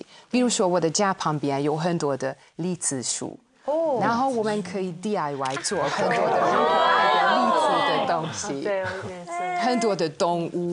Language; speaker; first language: Chinese; non-native, fluent; Hungarian